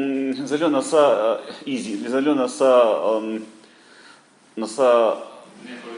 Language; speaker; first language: Hebrew; non-native, learner; Russian